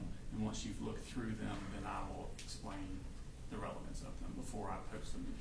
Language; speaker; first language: English; native; English